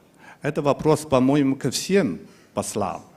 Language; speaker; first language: Russian; non-native, fluent; Chinese